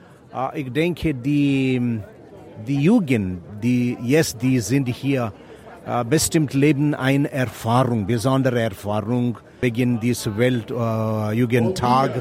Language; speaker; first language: German; non-native, learner; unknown